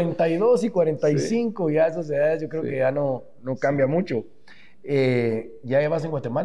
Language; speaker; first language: Spanish; native; Spanish